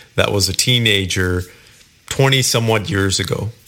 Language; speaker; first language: English; native; English